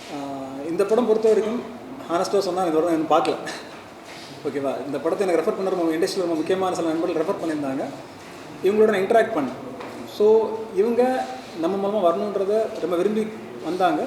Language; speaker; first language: Tamil; native; Tamil